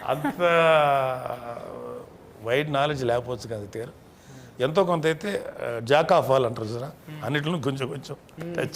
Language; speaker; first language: Telugu; native; Telugu